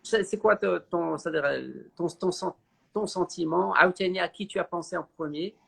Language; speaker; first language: French; non-native, local second language; Arabic